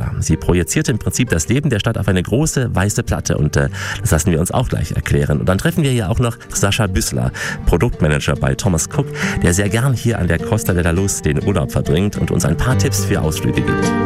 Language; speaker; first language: German; native; German